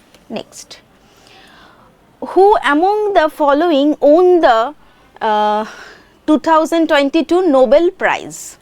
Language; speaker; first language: English; non-native, local second language; Bangla